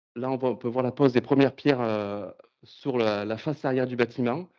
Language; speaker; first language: French; native; French